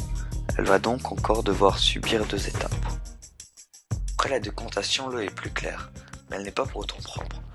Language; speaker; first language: French; native; French